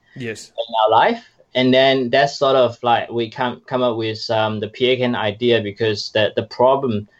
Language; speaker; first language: English; non-native, fluent; Chinese